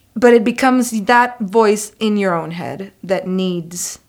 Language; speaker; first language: English; non-native, fluent; Spanish